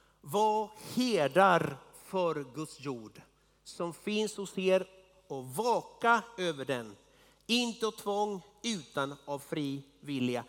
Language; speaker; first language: Swedish; non-native, fluent; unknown